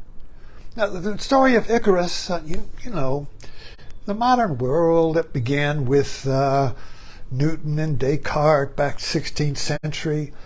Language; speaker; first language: English; native; English